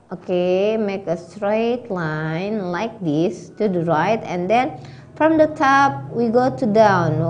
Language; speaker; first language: English; non-native, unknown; Indonesian